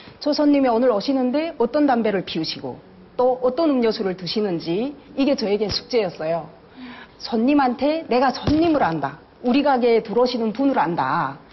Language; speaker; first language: Korean; native; Korean